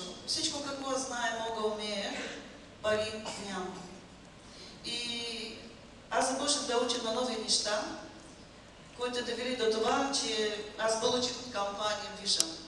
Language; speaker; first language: Bulgarian; non-native, learner; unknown